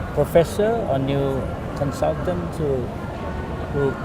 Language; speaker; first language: English; non-native, fluent; Thai